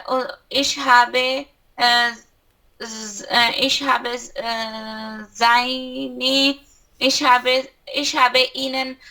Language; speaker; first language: German; non-native, learner; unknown